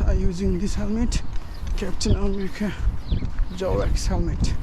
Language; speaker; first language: English; non-native, learner; Nepali